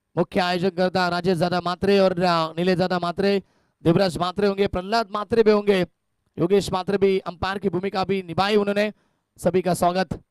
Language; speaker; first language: Hindi; non-native, local second language; Marathi